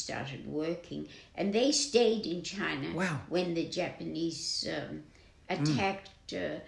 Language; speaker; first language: English; non-native, local second language; German